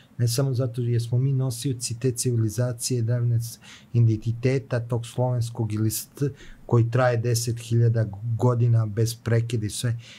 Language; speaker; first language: Serbian; native; Serbian